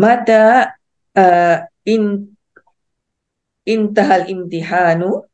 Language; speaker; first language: Arabic; non-native, learner; Malay